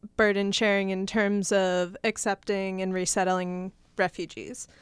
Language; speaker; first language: English; native; English